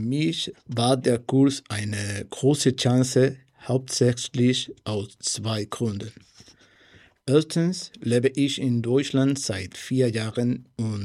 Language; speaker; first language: German; non-native, learner; Spanish